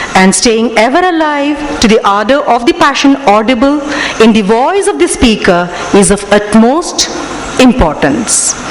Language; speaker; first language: English; non-native, local second language; Tamil